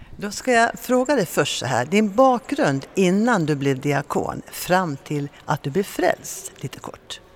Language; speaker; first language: Swedish; native; Swedish